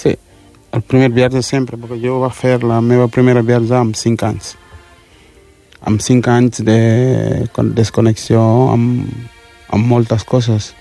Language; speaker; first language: Catalan; early bilingual, other home language; Wolof